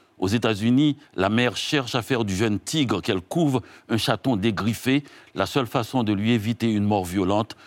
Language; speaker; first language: French; non-native, local second language; Haitian Creole